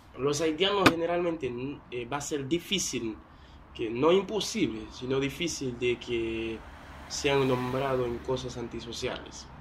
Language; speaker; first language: Spanish; non-native, fluent; Haitian Creole